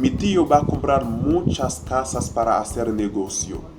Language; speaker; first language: Spanish; non-native, fluent; Haitian Creole